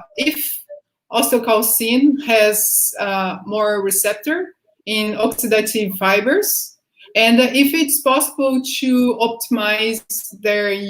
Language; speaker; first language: English; non-native, fluent; Portuguese